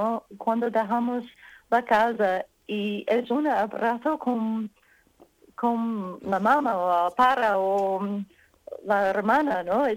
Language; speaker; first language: Spanish; non-native, learner; English